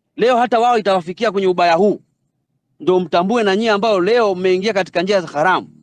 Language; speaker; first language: Swahili; native; Swahili